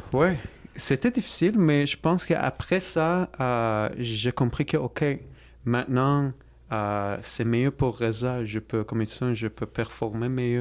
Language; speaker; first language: French; non-native, fluent; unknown